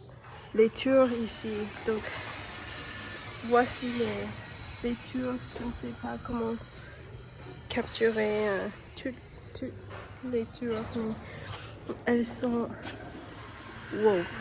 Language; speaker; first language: French; non-native, learner; English